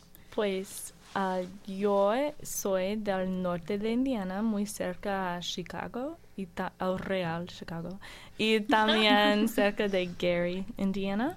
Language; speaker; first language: Spanish; non-native, learner; English